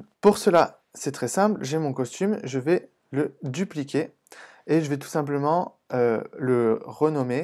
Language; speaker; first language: French; native; French